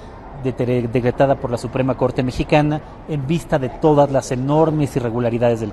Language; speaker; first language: Spanish; native; Spanish